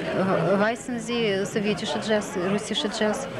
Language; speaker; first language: German; non-native, learner; Russian